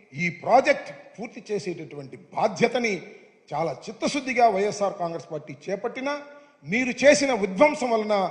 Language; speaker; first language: Telugu; native; Telugu